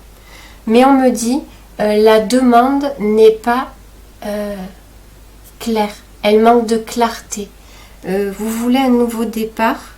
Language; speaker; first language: French; native; French